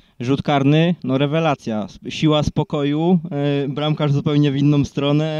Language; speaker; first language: Polish; native; Polish